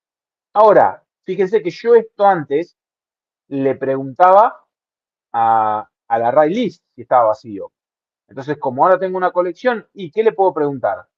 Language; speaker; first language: Spanish; native; Spanish